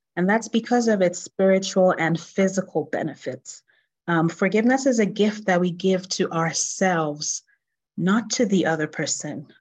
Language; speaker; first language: English; non-native, local second language; Yoruba